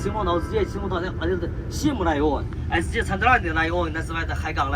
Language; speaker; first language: Russian; non-native, learner; Chinese